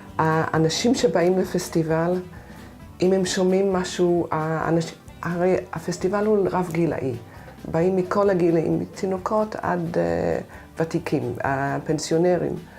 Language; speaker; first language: Hebrew; non-native, fluent; English